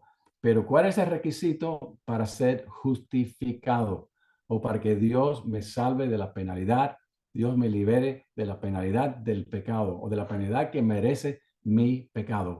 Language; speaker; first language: Spanish; native; Spanish